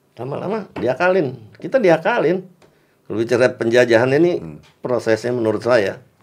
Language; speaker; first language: Indonesian; native; Indonesian